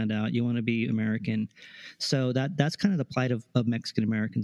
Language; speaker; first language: English; early bilingual, other home language; Spanish